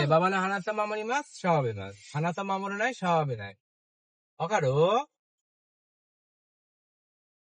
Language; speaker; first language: Japanese; non-native, learner; Bangla